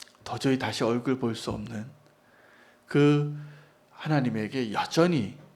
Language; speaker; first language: Korean; native; Korean